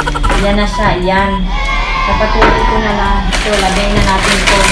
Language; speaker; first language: Filipino; non-native, local second language; Cebuano